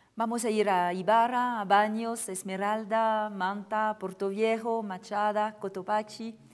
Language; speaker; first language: Spanish; non-native, fluent; French